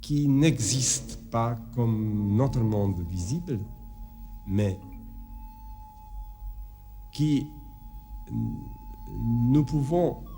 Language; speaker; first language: French; non-native, fluent; Czech